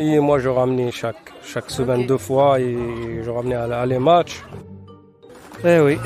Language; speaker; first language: French; non-native, fluent; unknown